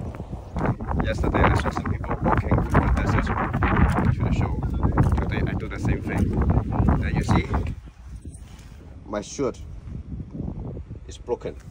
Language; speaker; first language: English; non-native, learner; Cantonese